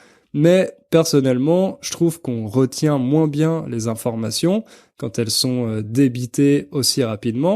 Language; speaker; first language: French; native; French